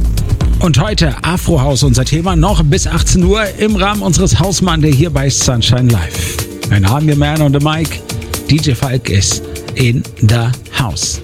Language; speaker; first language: German; native; German